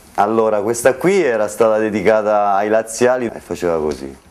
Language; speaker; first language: Italian; native; Italian